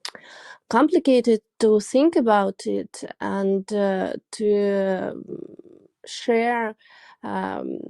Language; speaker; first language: English; non-native, learner; Russian